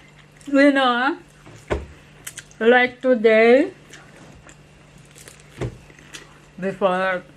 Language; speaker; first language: English; non-native, learner; Indonesian